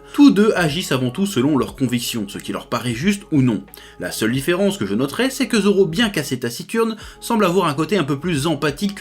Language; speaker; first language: French; native; French